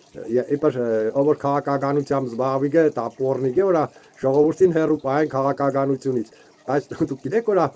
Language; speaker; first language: Armenian; native; Armenian